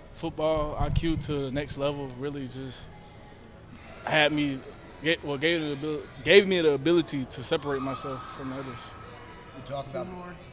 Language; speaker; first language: English; native; English